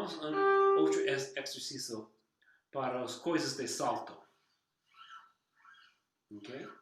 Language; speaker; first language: Portuguese; non-native, learner; English